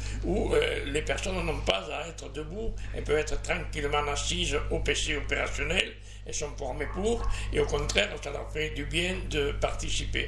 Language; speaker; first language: French; native; French